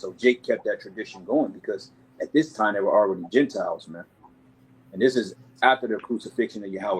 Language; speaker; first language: English; native; English